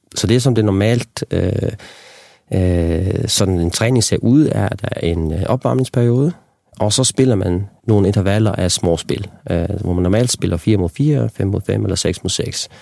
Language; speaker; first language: Danish; non-native, local second language; Faroese